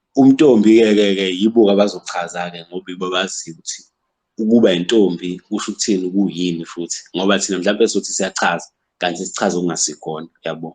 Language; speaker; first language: Zulu; native; Zulu